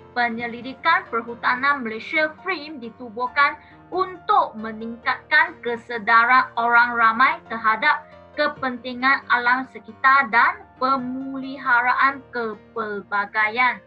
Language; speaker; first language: Malay; non-native, local second language; Chinese